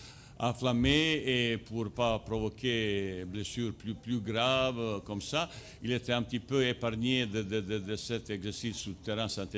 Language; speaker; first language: French; non-native, fluent; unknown